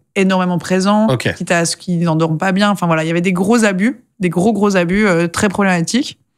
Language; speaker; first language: French; native; French